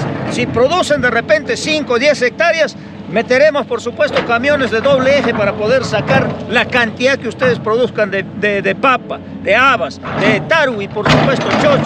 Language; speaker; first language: Spanish; native; Spanish